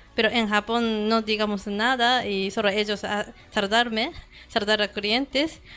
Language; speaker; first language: Spanish; non-native, learner; Japanese